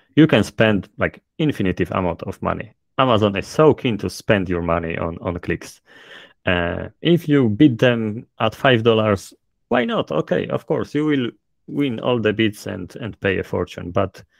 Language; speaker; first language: English; non-native, fluent; Polish